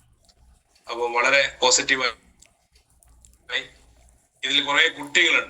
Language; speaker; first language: Malayalam; native; Malayalam